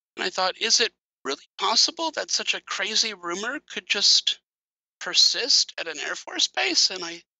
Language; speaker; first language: English; native; English